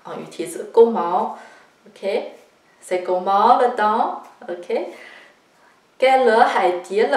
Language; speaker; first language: French; non-native, fluent; Chinese